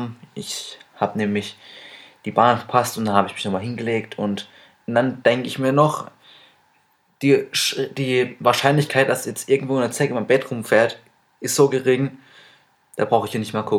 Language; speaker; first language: German; native; German